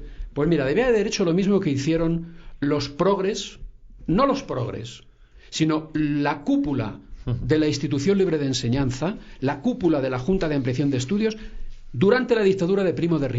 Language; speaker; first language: Spanish; native; Spanish